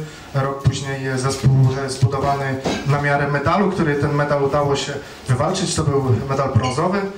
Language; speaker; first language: Polish; native; Polish